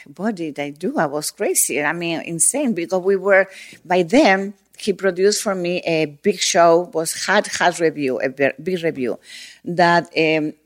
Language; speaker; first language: English; non-native, learner; Spanish